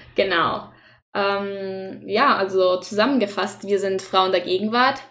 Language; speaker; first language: German; non-native, fluent; Spanish